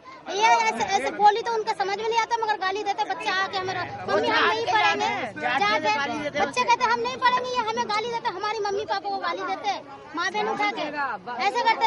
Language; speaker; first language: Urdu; non-native, local second language; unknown